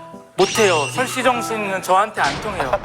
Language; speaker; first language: Korean; native; Korean